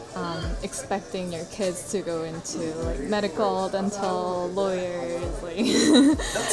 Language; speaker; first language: English; non-native, fluent; Korean